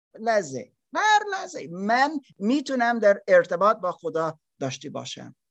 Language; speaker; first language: Persian; non-native, learner; German